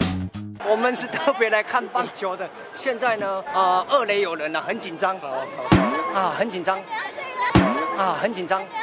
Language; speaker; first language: Chinese; native; Chinese